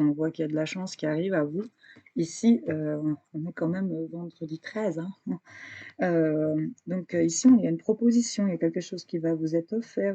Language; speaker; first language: French; native; French